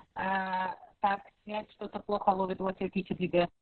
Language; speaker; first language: Russian; non-native, local second language; Kazakh